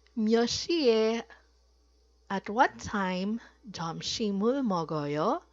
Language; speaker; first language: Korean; non-native, fluent; Filipino